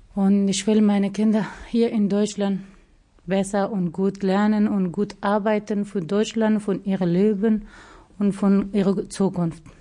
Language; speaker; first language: German; non-native, learner; Persian